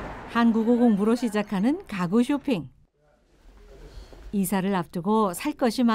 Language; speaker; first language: Korean; native; Korean